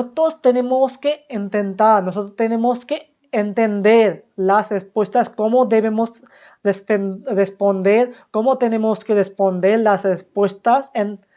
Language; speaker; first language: Spanish; non-native, fluent; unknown